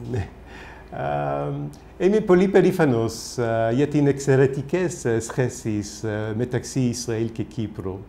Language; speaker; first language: Greek; non-native, learner; Hebrew